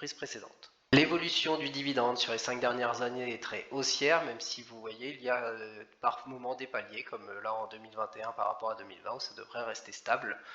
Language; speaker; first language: French; native; French